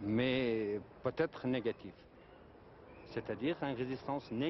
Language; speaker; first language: French; non-native, fluent; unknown